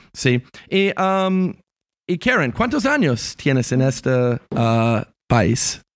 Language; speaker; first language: Spanish; non-native, learner; English